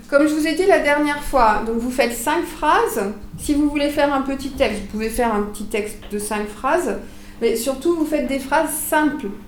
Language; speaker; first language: French; native; French